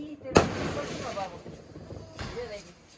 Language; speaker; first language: Bulgarian; native; Bulgarian